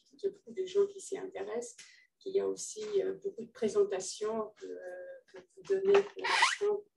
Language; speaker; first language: French; non-native, fluent; Dutch